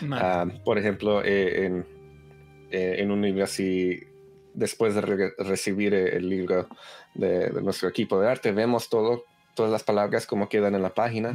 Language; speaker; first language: Spanish; early bilingual, heritage; Spanish